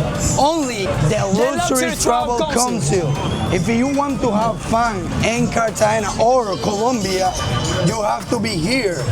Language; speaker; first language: English; non-native, learner; Spanish